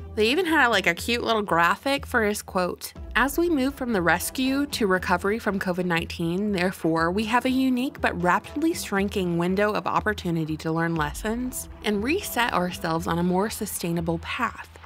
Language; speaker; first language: English; native; English